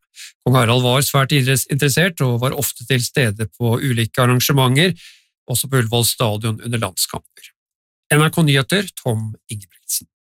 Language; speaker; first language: Norwegian; native; Norwegian